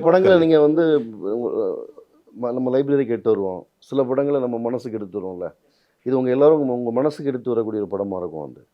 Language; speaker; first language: Tamil; native; Tamil